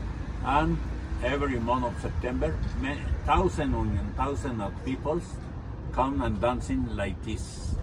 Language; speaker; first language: English; non-native, learner; Spanish